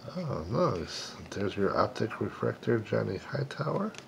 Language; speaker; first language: English; native; English